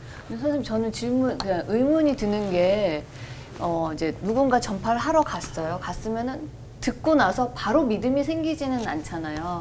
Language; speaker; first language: Korean; native; Korean